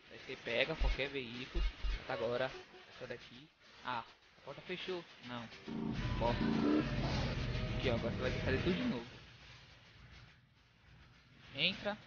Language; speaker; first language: Portuguese; native; Portuguese